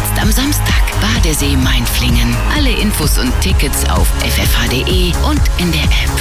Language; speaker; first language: German; native; German